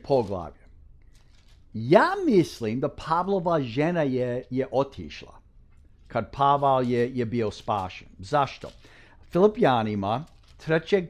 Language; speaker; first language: Croatian; early bilingual, heritage; Croatian